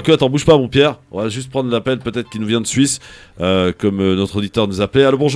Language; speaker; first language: French; native; French